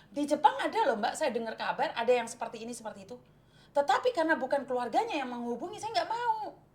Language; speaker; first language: Indonesian; non-native, local second language; Javanese